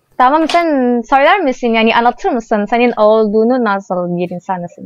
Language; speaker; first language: Turkish; non-native, learner; Indonesian